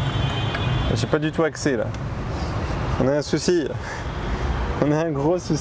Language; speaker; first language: French; native; French